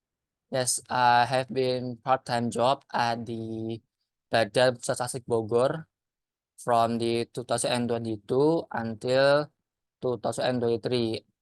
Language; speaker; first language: English; non-native, learner; Indonesian